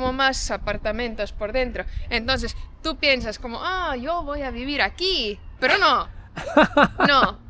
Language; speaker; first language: Spanish; non-native, fluent; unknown